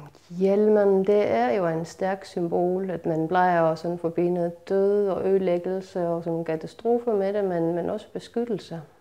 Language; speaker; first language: Danish; non-native, fluent; Estonian